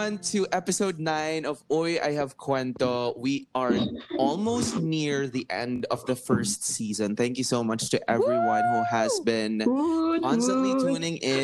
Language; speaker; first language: English; non-native, local second language; Filipino